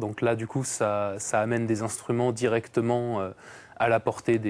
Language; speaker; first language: French; native; French